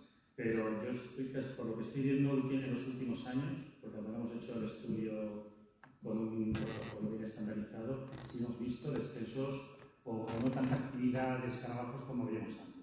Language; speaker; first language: Spanish; native; Spanish